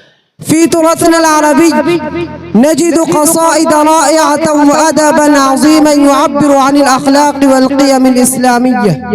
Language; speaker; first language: Arabic; non-native, fluent; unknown